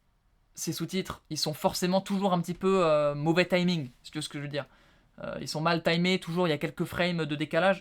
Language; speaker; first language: French; native; French